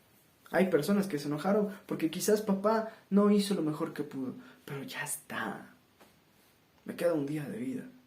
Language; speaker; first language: Spanish; native; Spanish